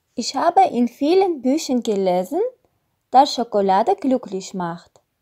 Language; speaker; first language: German; non-native, learner; Russian